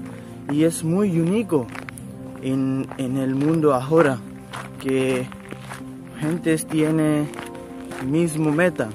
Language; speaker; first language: Spanish; non-native, learner; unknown